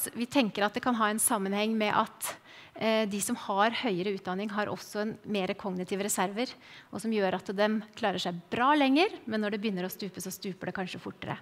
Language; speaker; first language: Norwegian; native; Norwegian